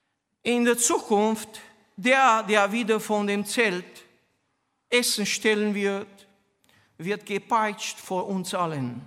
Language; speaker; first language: German; non-native, fluent; Romanian